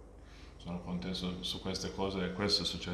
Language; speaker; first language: Italian; non-native, fluent; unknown